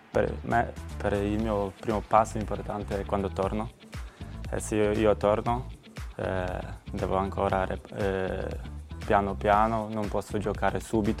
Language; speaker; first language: Italian; non-native, learner; Polish